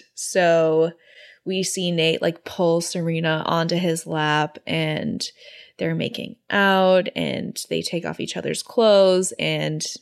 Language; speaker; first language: English; native; English